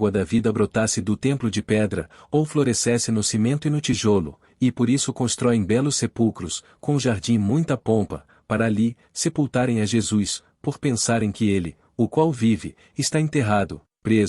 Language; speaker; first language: Portuguese; native; Portuguese